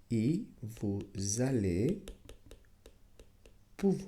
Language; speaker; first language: French; non-native, fluent; Spanish